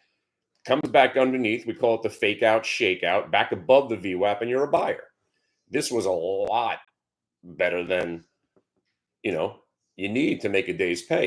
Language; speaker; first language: English; native; English